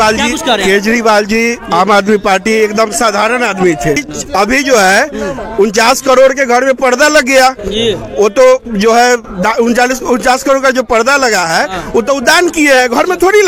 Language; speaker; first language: Hindi; native; Hindi